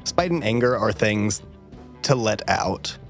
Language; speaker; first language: English; native; English